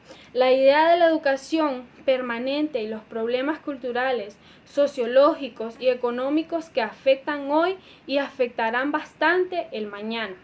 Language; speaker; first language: Spanish; native; Spanish